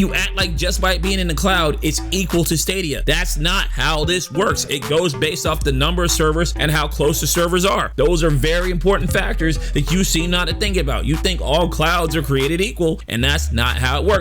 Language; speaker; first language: English; native; English